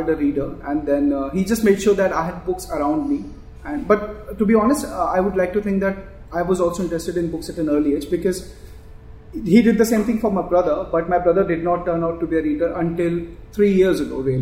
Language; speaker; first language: English; non-native, local second language; Hindi